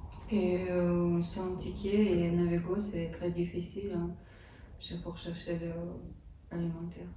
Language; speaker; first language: French; non-native, learner; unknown